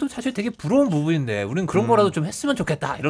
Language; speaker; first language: Korean; native; Korean